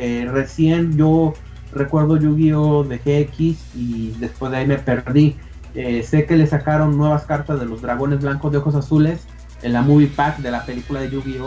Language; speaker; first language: Spanish; native; Spanish